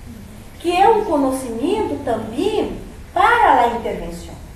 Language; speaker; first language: Spanish; non-native, fluent; Portuguese